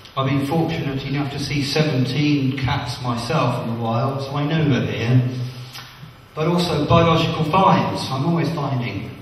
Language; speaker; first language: English; native; English